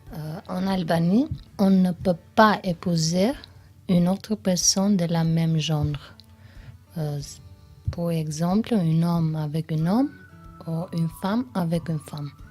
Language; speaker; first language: French; non-native, learner; Russian